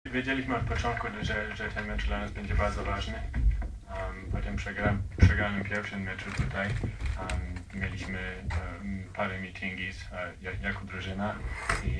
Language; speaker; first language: Polish; early bilingual, heritage; English